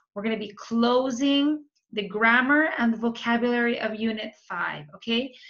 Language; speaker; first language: English; non-native, fluent; Spanish